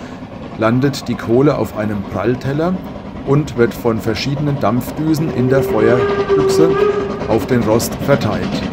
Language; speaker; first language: German; native; German